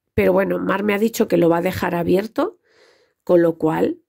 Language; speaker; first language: Spanish; native; Spanish